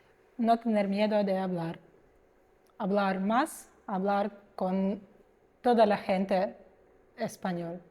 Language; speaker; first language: Spanish; non-native, fluent; Russian